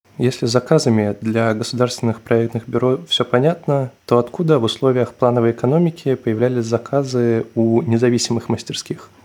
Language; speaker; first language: Russian; native; Russian